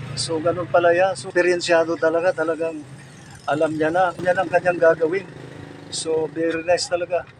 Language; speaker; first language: Filipino; non-native, local second language; Pangasinan